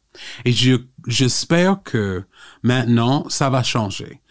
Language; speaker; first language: French; non-native, fluent; English